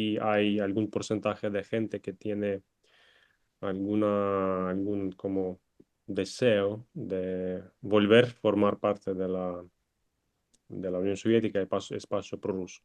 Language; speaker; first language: Spanish; non-native, fluent; Ukrainian